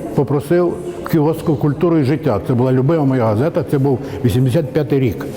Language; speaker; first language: Ukrainian; native; Ukrainian